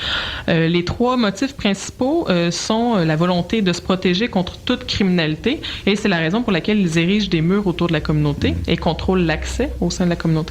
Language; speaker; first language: French; native; French